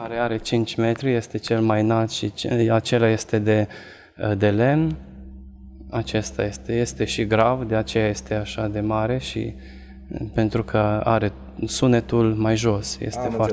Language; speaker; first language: Romanian; non-native, local second language; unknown